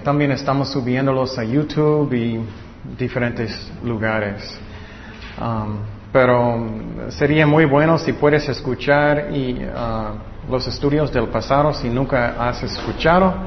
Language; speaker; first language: Spanish; non-native, fluent; English